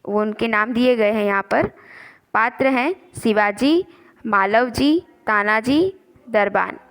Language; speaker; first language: Hindi; non-native, local second language; Gujarati